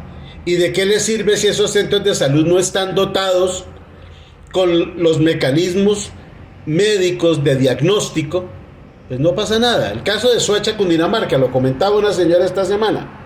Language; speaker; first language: Spanish; native; Spanish